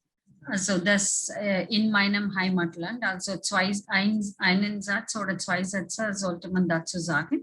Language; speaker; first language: German; non-native, fluent; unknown